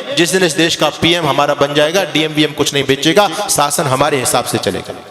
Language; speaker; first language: Hindi; native; Hindi